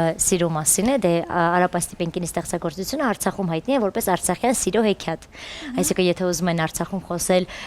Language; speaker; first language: Armenian; native; Armenian